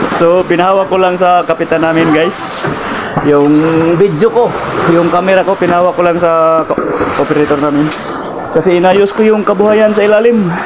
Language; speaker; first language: Filipino; non-native, local second language; Cebuano